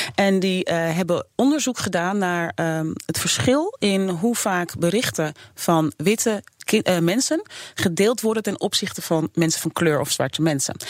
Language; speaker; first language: Dutch; native; Dutch